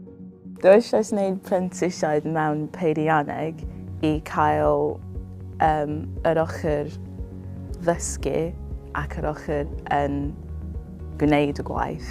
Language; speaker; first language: Welsh; non-native, learner; English